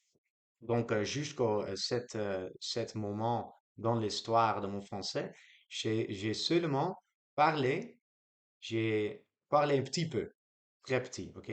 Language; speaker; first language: French; non-native, learner; Dutch